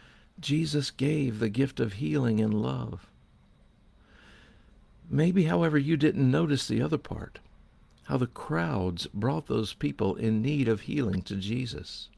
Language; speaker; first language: English; native; English